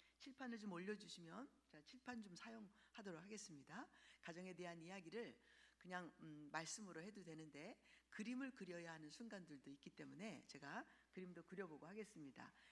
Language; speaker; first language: Korean; early bilingual, heritage; Korean